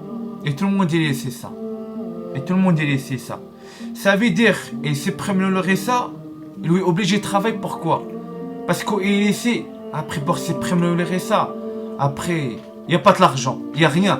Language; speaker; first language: French; non-native, learner; Arabic